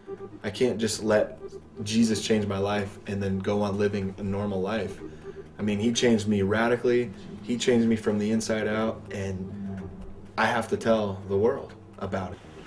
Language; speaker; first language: English; native; English